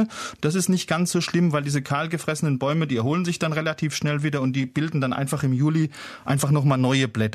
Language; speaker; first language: German; native; German